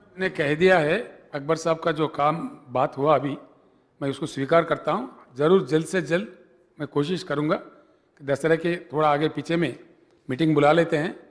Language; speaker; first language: Hindi; non-native, local second language; Telugu